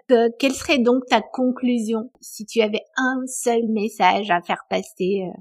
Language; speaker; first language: French; non-native, fluent; Romanian